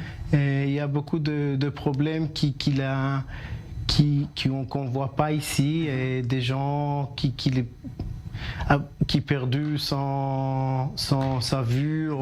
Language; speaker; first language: French; non-native, learner; Hebrew